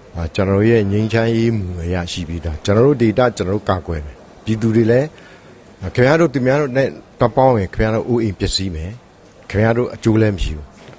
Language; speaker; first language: Burmese; non-native, local second language; Pa'o Karen